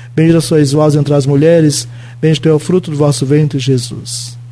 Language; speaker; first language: Portuguese; native; Portuguese